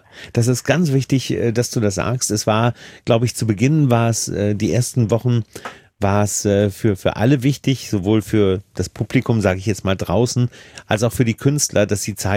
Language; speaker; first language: German; native; German